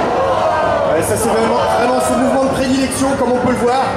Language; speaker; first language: French; native; French